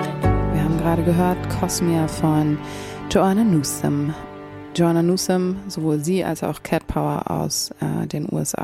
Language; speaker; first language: German; native; German